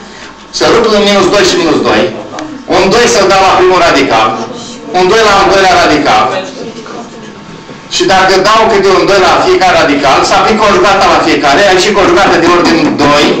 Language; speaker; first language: Romanian; native; Romanian